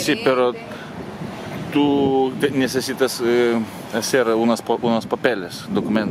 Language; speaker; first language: Spanish; non-native, learner; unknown